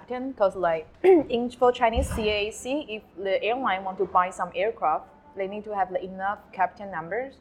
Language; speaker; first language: English; non-native, fluent; Chinese